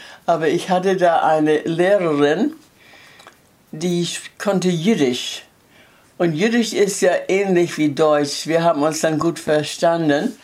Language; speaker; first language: German; early bilingual, heritage; German